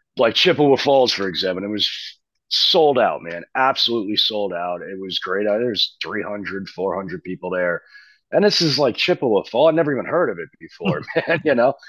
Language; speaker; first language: English; native; English